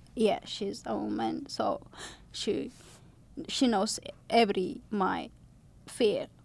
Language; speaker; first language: English; non-native, learner; Amharic